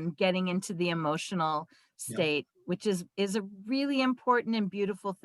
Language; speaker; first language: English; native; English